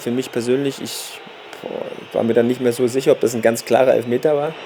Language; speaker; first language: German; native; German